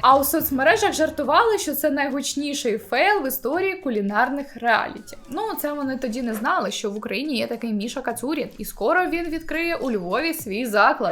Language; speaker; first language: Ukrainian; native; Ukrainian